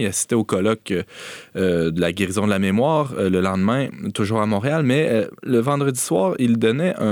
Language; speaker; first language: French; native; French